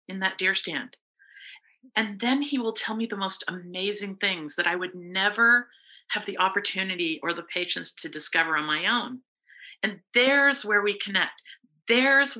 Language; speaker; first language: English; native; English